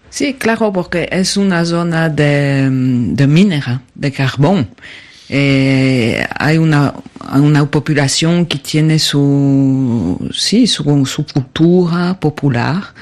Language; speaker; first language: Spanish; non-native, fluent; French